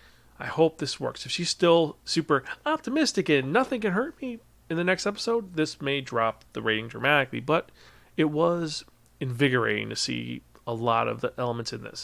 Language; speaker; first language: English; native; English